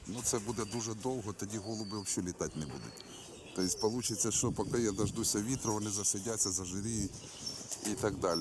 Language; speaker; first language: Ukrainian; non-native, local second language; Russian